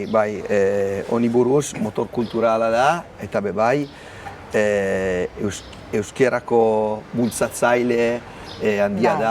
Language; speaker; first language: Basque; non-native, learner; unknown